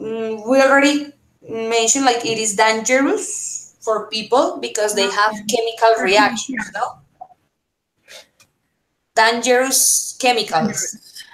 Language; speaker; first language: English; non-native, fluent; Spanish